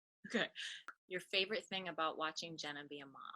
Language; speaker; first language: English; native; English